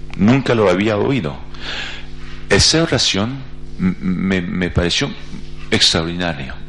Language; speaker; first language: Spanish; non-native, fluent; French